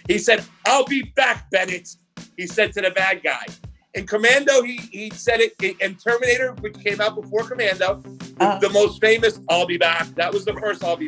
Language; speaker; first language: English; native; English